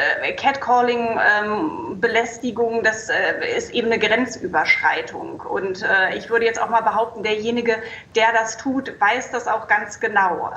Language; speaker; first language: German; native; German